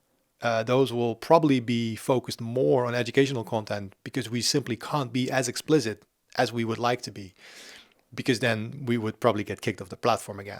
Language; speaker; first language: English; non-native, fluent; Dutch